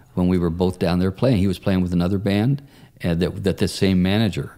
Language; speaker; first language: English; native; English